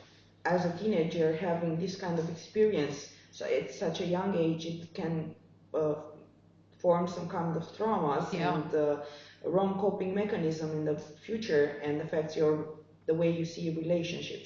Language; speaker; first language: English; non-native, fluent; Romanian